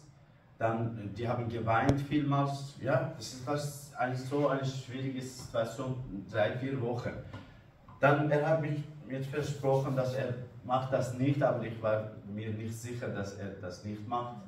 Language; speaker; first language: German; non-native, learner; Kurdish